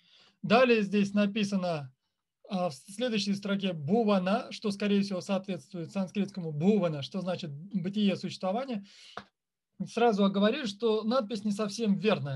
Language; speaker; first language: Russian; native; Russian